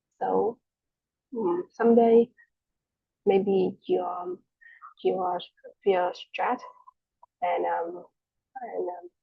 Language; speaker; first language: English; non-native, learner; Vietnamese